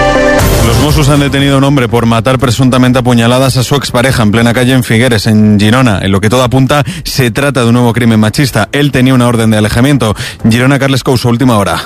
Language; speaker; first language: Spanish; native; Spanish